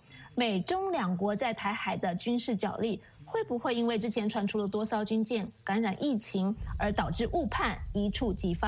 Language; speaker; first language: Chinese; native; Chinese